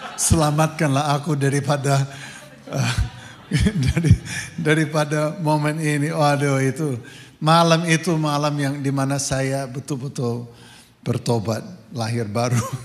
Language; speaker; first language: Indonesian; non-native, fluent; English